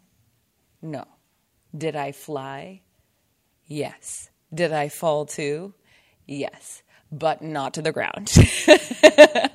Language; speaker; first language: English; native; English